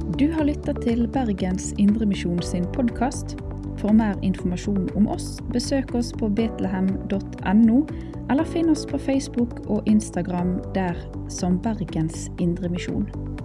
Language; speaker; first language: Norwegian; native; Norwegian